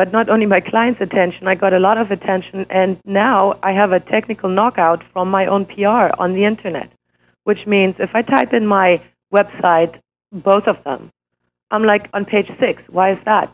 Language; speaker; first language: English; non-native, fluent; German